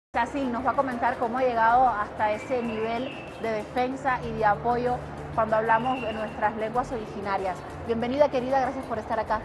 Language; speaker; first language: Spanish; native; Spanish